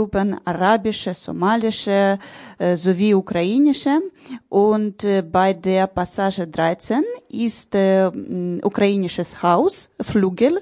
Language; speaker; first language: German; non-native, learner; Ukrainian